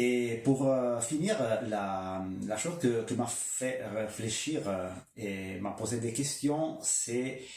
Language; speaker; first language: French; non-native, local second language; Kinyarwanda